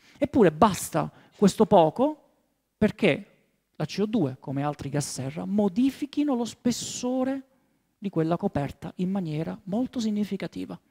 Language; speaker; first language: Italian; native; Italian